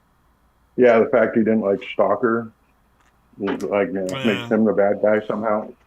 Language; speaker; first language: English; native; English